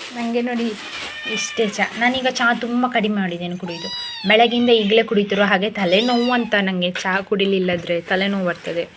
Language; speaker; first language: Kannada; native; Kannada